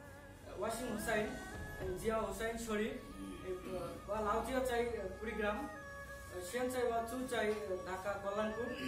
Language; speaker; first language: Chinese; non-native, learner; Bangla